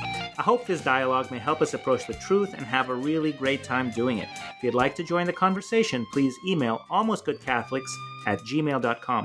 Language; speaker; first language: English; native; English